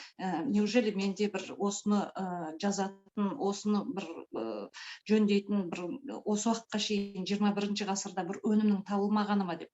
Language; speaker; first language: Kazakh; native; Kazakh